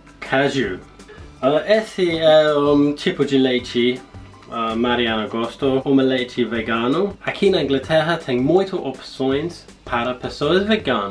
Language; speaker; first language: Portuguese; non-native, learner; English